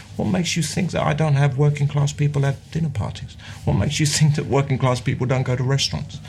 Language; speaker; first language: English; native; English